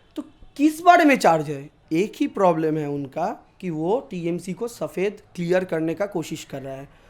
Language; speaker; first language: Hindi; non-native, local second language; Bangla